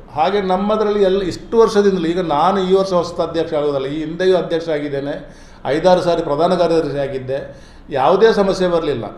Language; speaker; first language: Kannada; non-native, local second language; Badaga